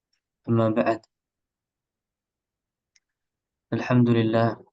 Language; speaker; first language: Arabic; non-native, fluent; Indonesian